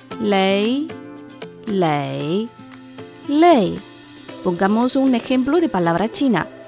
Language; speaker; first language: Spanish; non-native, fluent; Chinese